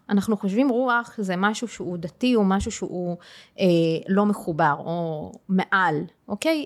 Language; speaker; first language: Hebrew; non-native, local second language; Arabic